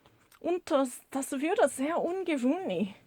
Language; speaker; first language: German; non-native, learner; Korean